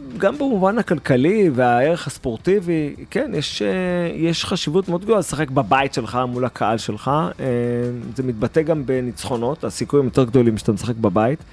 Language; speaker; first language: Hebrew; native; Hebrew